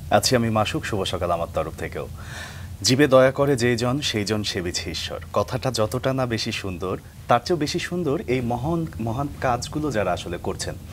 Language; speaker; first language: Bangla; native; Bangla